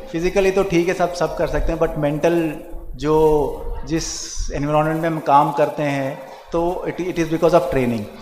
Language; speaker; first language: Hindi; non-native, local second language; Kannada